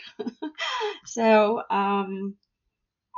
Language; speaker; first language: English; non-native, fluent; Arabic